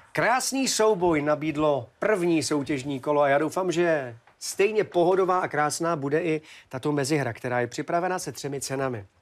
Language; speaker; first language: Czech; native; Czech